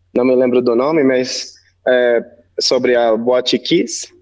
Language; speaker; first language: Portuguese; non-native, learner; Spanish